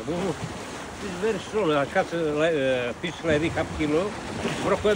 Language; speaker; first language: English; non-native, learner; Greek